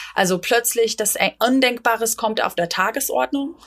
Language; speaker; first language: German; non-native, fluent; English